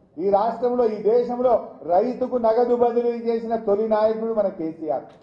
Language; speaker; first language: Telugu; native; Telugu